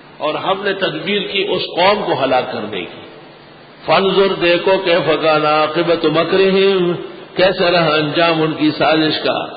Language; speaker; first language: Urdu; native; Urdu